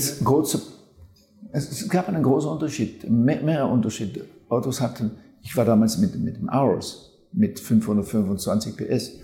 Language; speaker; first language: German; non-native, fluent; French